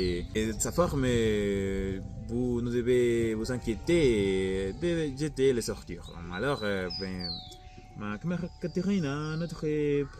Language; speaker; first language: French; non-native, learner; Spanish